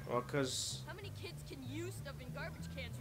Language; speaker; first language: English; native; English